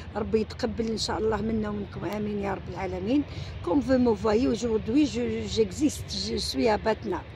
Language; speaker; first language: French; non-native, local second language; Arabic